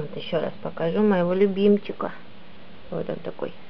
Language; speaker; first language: Russian; native; Russian